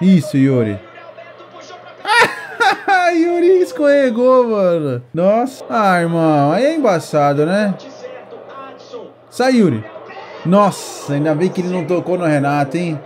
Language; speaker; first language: Portuguese; native; Portuguese